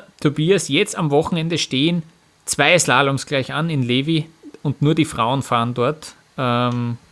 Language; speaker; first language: German; native; German